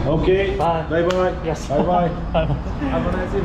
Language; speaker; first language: English; non-native, learner; Arabic